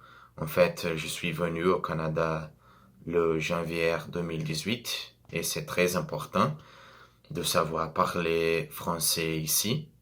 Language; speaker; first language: French; non-native, fluent; Portuguese